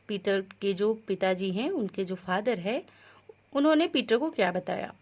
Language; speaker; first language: Hindi; native; Hindi